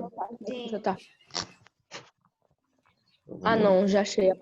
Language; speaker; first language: Portuguese; native; Portuguese